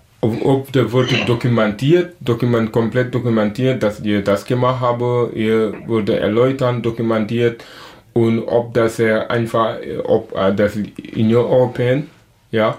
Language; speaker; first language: German; non-native, local second language; Wolof